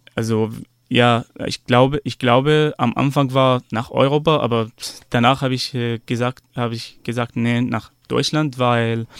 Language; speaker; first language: German; non-native, learner; Arabic